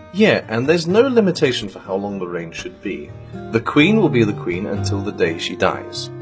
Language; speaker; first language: English; native; English